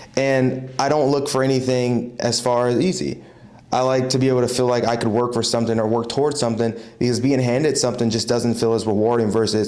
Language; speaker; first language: English; native; English